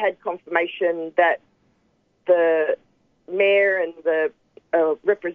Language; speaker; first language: English; native; English